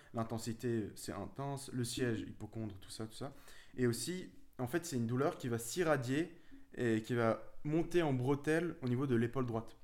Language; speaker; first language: French; early bilingual, other home language; Arabic